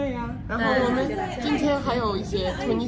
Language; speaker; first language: Chinese; non-native, fluent; Arabic